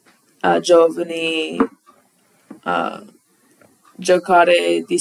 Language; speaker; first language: Italian; non-native, learner; English